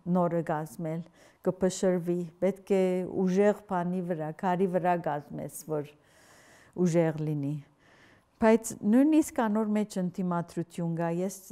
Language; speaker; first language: Armenian; early bilingual, heritage; Armenian